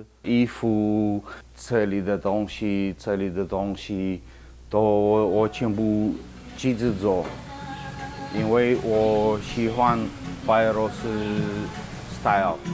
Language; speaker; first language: Chinese; non-native, learner; Russian